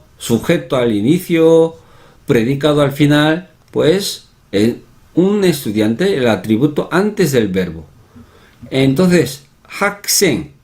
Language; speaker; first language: Spanish; non-native, fluent; Korean